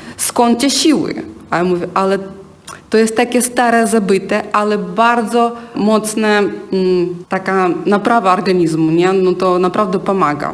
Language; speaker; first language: Polish; non-native, learner; Ukrainian